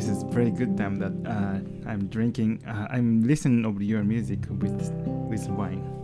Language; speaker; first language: English; non-native, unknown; Japanese